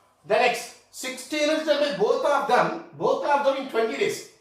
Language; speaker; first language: English; non-native, local second language; Telugu